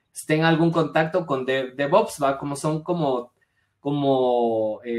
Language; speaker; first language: Spanish; native; Spanish